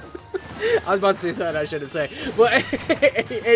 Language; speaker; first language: English; native; English